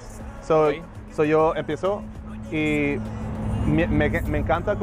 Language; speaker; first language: Spanish; non-native, learner; English